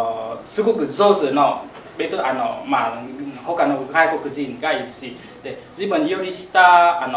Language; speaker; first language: Japanese; non-native, fluent; Vietnamese